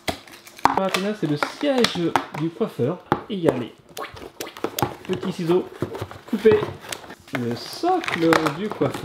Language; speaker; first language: French; native; French